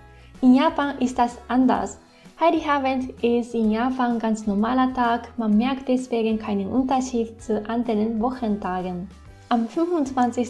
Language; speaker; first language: German; non-native, fluent; Japanese